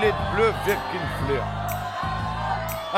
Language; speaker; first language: French; native; French